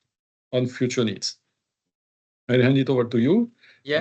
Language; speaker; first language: English; non-native, fluent; French